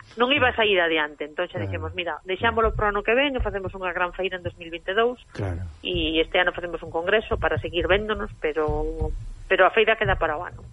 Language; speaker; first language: Galician; native; Galician